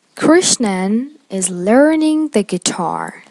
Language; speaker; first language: English; non-native, fluent; Persian